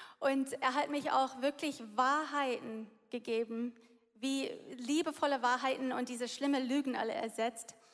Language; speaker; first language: German; non-native, fluent; English